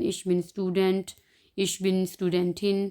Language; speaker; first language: German; non-native, fluent; Urdu